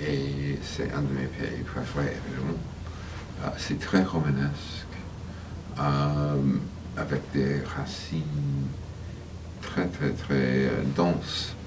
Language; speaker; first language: French; non-native, fluent; English